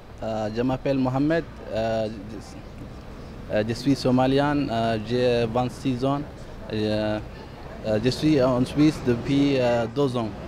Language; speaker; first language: French; non-native, learner; Somali